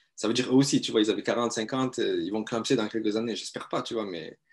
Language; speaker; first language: French; native; French